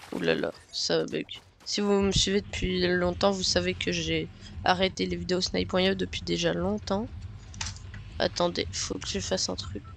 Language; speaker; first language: French; native; French